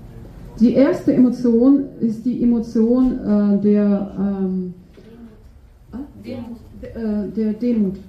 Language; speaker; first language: German; non-native, fluent; Russian